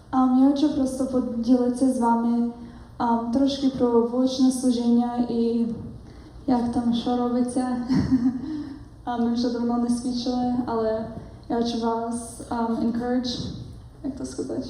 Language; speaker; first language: Ukrainian; early bilingual, heritage; Ukrainian